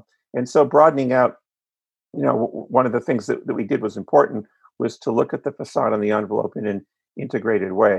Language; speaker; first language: English; native; English